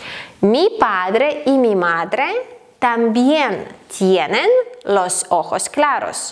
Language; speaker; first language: Spanish; non-native, fluent; Ukrainian